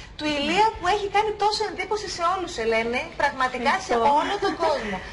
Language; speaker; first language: Greek; native; Greek